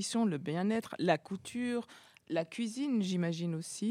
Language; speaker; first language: French; native; French